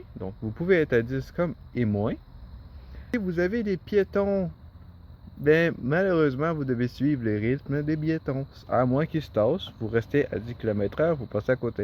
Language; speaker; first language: French; native; French